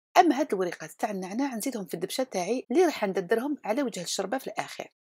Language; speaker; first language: Arabic; native; Arabic